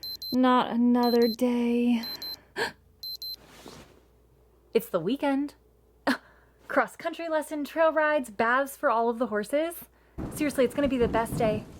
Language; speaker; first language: English; native; English